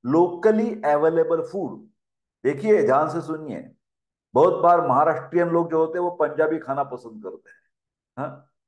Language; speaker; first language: Hindi; non-native, local second language; Marathi